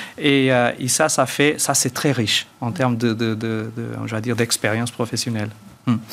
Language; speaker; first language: French; early bilingual, other home language; Portuguese